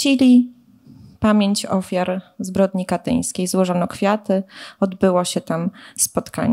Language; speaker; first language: Polish; native; Polish